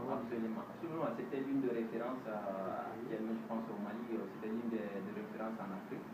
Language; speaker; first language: French; non-native, local second language; Bambara